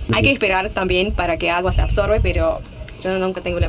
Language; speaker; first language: Spanish; non-native, fluent; Russian